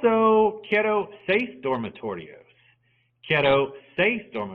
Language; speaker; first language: Spanish; non-native, fluent; English